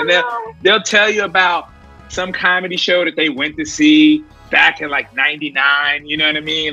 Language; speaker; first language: English; native; English